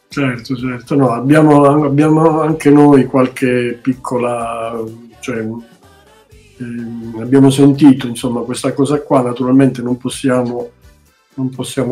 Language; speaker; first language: Italian; native; Italian